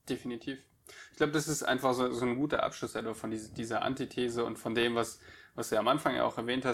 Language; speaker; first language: German; native; German